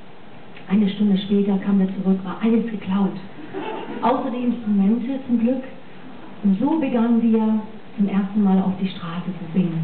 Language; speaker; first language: German; non-native, fluent; English